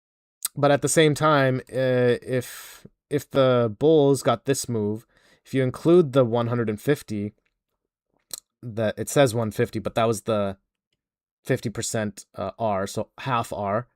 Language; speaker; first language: English; native; English